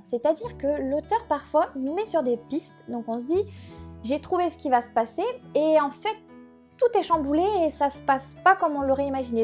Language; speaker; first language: French; native; French